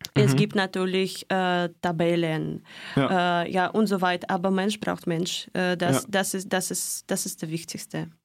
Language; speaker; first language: German; non-native, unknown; Russian